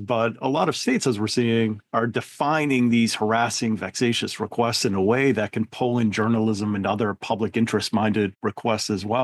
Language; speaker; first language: English; native; English